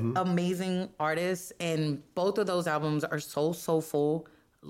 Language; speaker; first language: English; non-native, fluent; Spanish